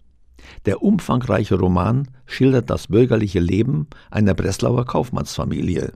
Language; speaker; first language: German; native; German